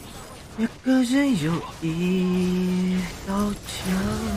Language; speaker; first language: Chinese; native; Chinese